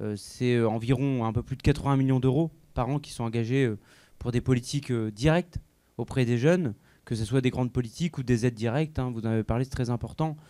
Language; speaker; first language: French; native; French